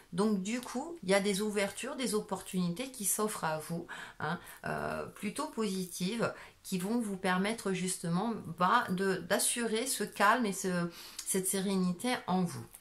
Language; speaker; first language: French; native; French